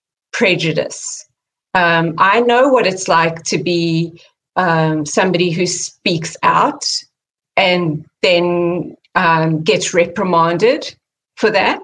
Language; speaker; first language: English; native; English